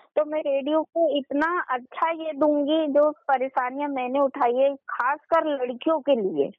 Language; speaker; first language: Hindi; native; Hindi